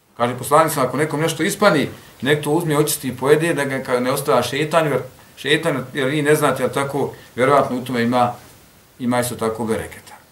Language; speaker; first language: Bosnian; native; Bosnian